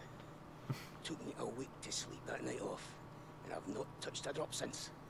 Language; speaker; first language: English; non-native, fluent; Norwegian